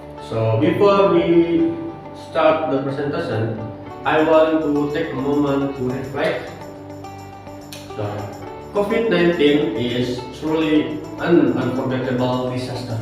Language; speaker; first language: English; non-native, learner; Indonesian